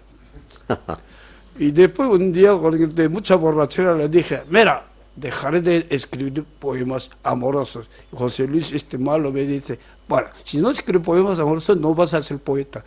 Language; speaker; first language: Spanish; non-native, fluent; Korean